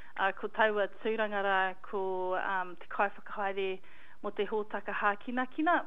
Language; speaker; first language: Māori; non-native, local second language; English